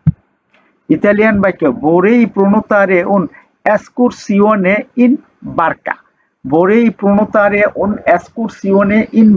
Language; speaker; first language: Italian; non-native, learner; Bangla